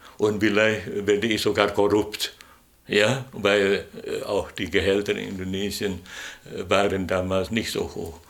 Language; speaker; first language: German; non-native, fluent; Indonesian